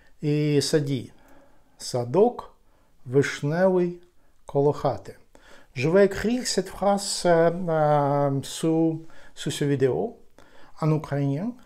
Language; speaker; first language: French; non-native, fluent; Ukrainian